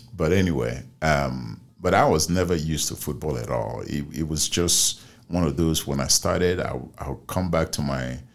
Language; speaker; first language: English; non-native, local second language; Igbo